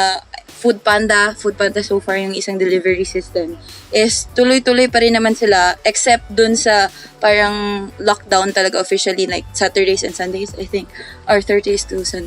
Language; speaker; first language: Filipino; non-native, local second language; Cebuano